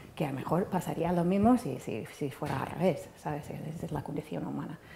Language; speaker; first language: Spanish; non-native, fluent; English